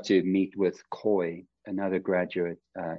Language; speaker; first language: English; native; English